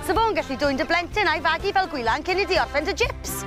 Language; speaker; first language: Welsh; native; Welsh